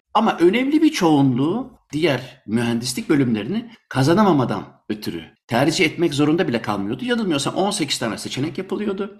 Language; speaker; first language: Turkish; native; Turkish